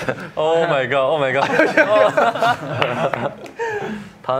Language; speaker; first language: Korean; non-native, fluent; Chinese